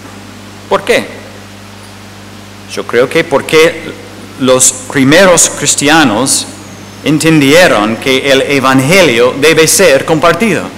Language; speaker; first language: Spanish; non-native, fluent; English